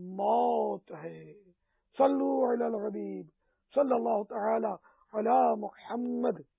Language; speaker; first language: Urdu; native; Urdu